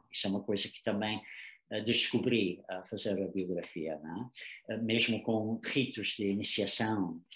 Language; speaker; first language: Portuguese; non-native, fluent; English